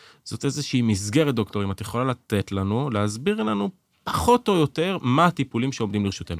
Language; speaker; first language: Hebrew; native; Hebrew